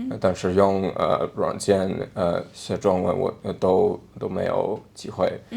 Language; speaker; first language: Chinese; non-native, learner; English